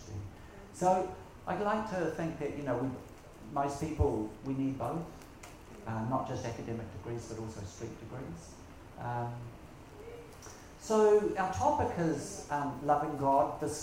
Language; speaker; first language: English; native; English